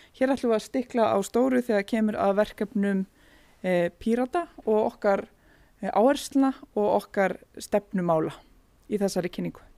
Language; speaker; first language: Icelandic; native; Icelandic